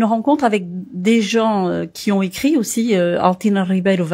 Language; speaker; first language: French; early bilingual, other home language; Portuguese